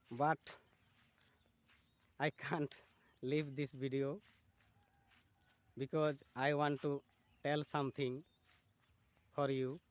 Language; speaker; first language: English; non-native, learner; Bangla